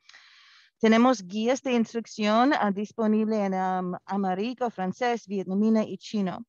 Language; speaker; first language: Spanish; non-native, fluent; English